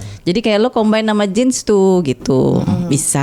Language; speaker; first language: Indonesian; native; Indonesian